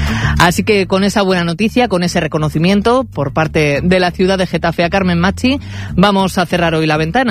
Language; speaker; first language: Spanish; native; Spanish